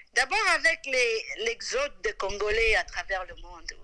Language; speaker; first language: French; non-native, local second language; Lingala